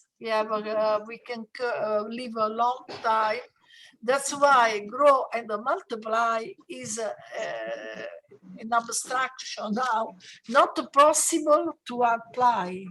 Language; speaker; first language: English; non-native, learner; Italian